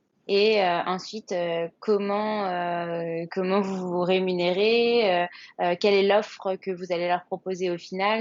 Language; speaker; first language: French; native; French